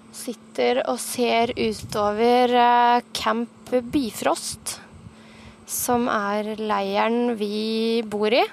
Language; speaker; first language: Norwegian; native; Norwegian